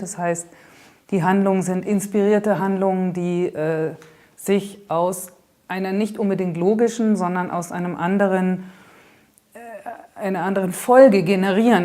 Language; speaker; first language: German; native; German